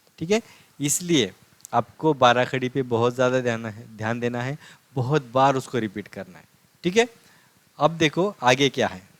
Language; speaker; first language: Hindi; non-native, local second language; Marathi